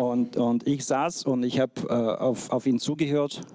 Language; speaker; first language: German; non-native, fluent; Russian